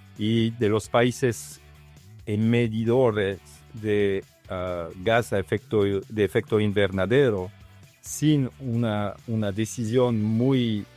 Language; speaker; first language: Spanish; non-native, fluent; Italian